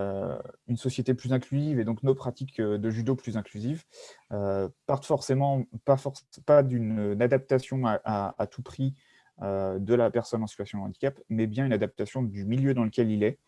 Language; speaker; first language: French; native; French